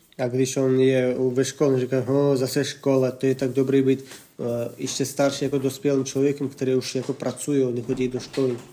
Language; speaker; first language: Czech; non-native, fluent; Russian